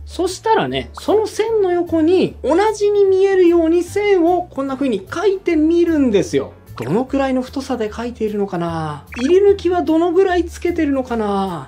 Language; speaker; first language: Japanese; native; Japanese